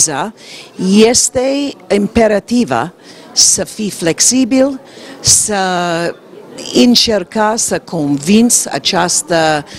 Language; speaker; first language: Romanian; non-native, learner; English